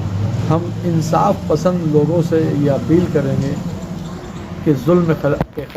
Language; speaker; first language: Urdu; native; Urdu